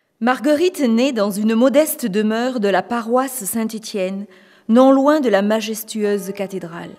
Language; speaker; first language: French; native; French